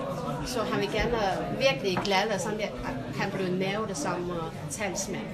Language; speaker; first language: Danish; non-native, fluent; Chinese